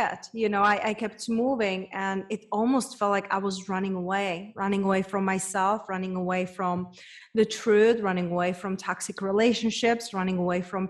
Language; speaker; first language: English; non-native, fluent; Czech